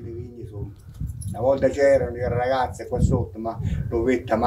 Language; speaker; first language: Italian; native; Italian